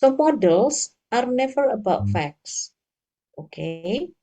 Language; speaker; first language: English; non-native, fluent; Indonesian